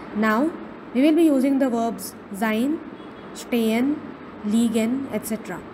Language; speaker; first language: English; non-native, local second language; Marathi